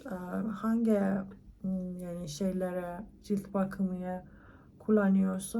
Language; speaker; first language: Turkish; non-native, learner; Persian